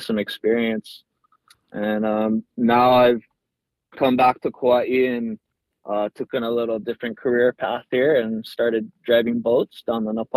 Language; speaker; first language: English; native; English